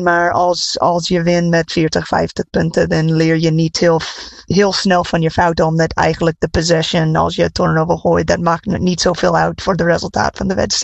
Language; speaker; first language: Dutch; non-native, fluent; English